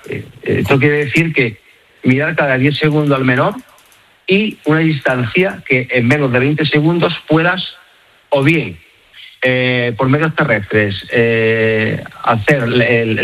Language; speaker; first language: Spanish; native; Spanish